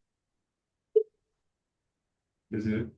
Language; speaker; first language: English; native; English